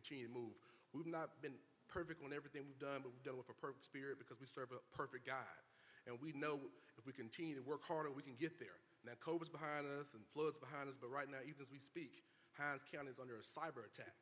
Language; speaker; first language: English; native; English